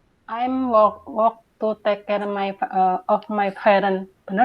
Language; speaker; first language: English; non-native, learner; Indonesian